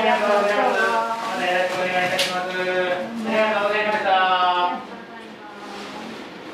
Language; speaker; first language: Japanese; native; Japanese